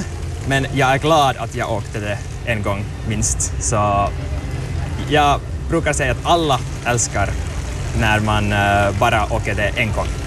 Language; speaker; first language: Swedish; non-native, local second language; Finnish